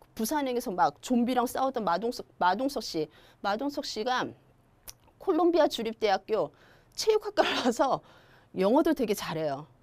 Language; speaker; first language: Korean; native; Korean